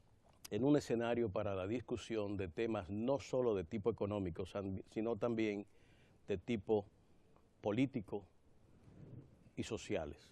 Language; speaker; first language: Spanish; native; Spanish